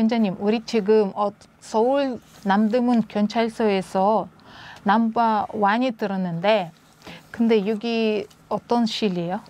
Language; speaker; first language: Korean; non-native, learner; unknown